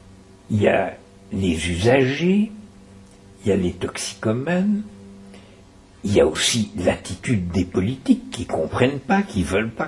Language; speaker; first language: French; native; French